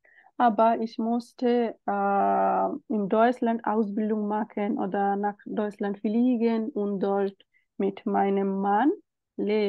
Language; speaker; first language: German; non-native, learner; Bangla